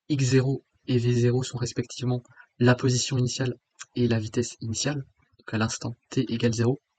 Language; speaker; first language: French; native; French